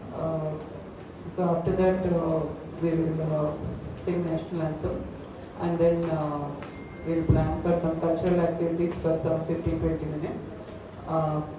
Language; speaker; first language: English; non-native, local second language; Telugu